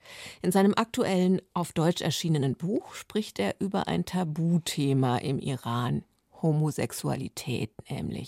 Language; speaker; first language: German; native; German